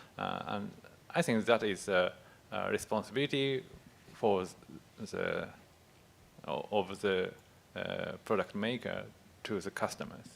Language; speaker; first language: English; non-native, fluent; Japanese